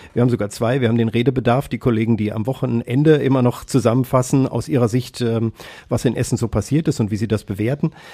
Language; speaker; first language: German; native; German